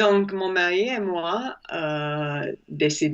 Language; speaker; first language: French; non-native, learner; English